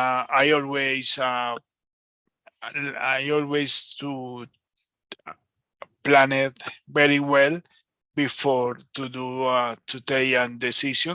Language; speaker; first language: English; non-native, learner; Spanish